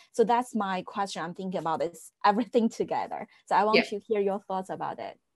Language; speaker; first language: English; non-native, fluent; Chinese